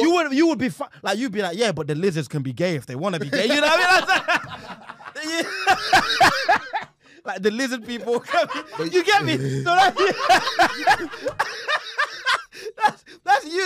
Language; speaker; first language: English; non-native, local second language; Yoruba